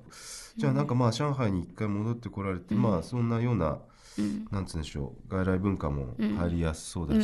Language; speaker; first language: Japanese; native; Japanese